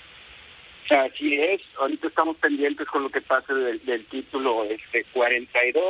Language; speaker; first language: Spanish; native; Spanish